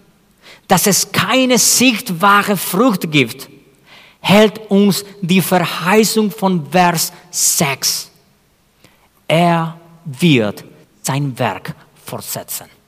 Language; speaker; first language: German; non-native, fluent; Spanish